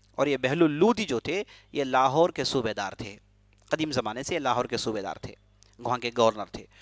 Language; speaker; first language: Urdu; native; Urdu